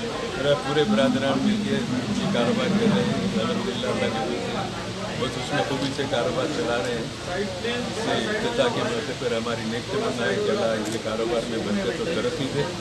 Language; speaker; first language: Urdu; native; Urdu